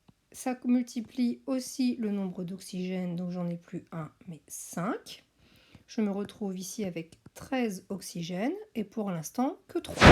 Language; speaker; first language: French; native; French